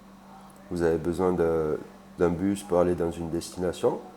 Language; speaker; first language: French; native; French